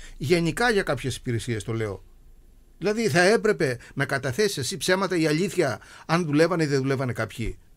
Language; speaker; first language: Greek; native; Greek